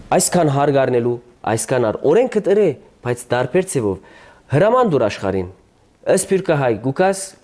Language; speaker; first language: Armenian; early bilingual, heritage; Armenian